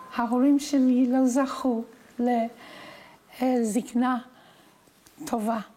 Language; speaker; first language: Hebrew; non-native, fluent; English